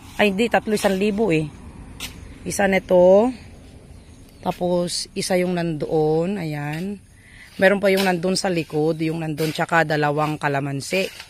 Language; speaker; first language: Filipino; non-native, local second language; Iloko